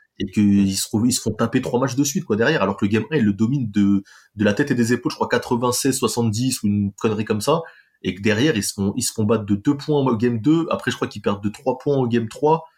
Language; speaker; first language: French; native; French